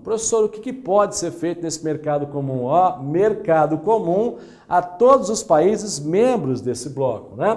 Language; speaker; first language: Portuguese; native; Portuguese